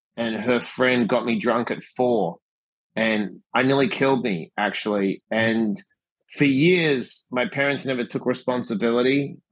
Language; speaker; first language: English; native; English